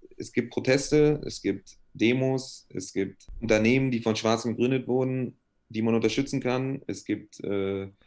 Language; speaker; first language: German; native; German